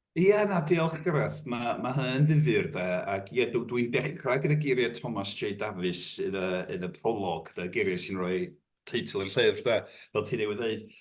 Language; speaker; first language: Welsh; non-native, fluent; English